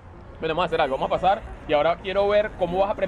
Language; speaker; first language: Spanish; native; Spanish